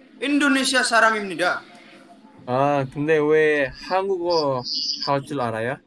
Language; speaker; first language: Korean; non-native, learner; Indonesian